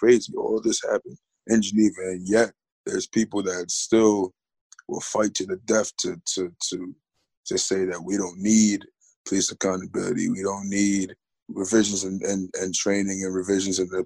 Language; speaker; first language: English; native; English